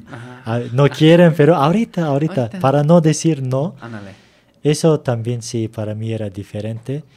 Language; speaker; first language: Spanish; non-native, fluent; Turkish